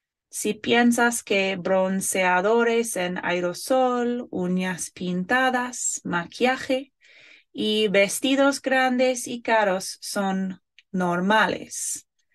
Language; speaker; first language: Spanish; non-native, fluent; English